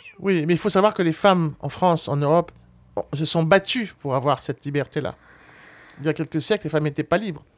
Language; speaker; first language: French; native; French